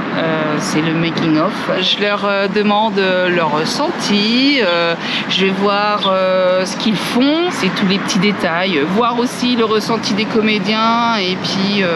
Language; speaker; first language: French; native; French